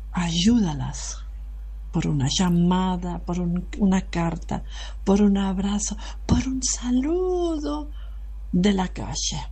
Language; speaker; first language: Spanish; non-native, fluent; German